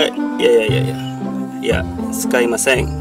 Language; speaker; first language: Japanese; non-native, learner; Indonesian